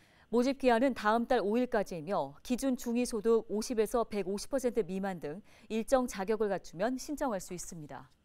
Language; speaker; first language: Korean; native; Korean